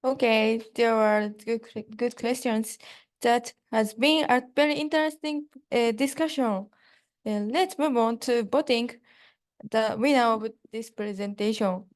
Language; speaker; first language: English; non-native, fluent; Japanese